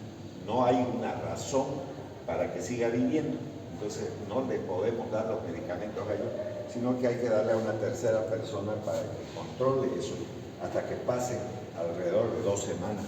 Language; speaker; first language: Spanish; native; Spanish